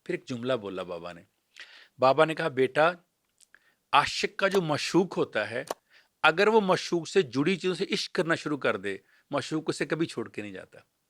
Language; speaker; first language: Urdu; native; Urdu